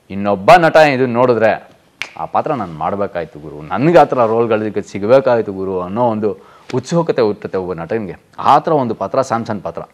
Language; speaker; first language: Kannada; native; Kannada